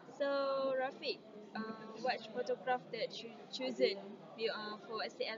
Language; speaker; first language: English; non-native, learner; Malay